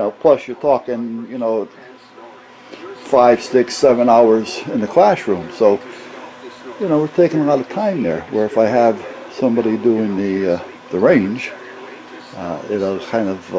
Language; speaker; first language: English; native; English